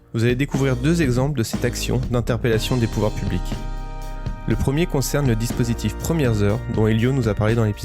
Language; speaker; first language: French; native; French